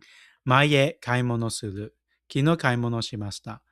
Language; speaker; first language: Japanese; non-native, learner; Cantonese